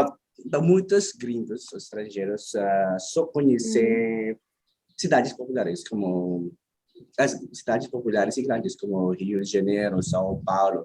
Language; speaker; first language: Portuguese; non-native, learner; Filipino